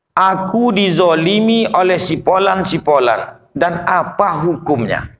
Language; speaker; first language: Malay; native; Malay